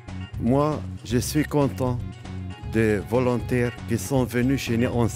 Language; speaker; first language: French; non-native, local second language; Arabic